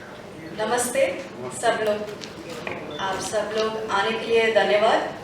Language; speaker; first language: Hindi; non-native, local second language; Kannada